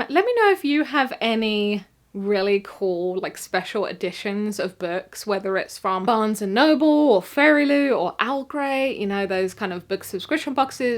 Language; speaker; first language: English; native; English